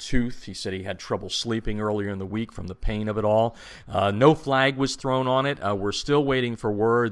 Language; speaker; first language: English; native; English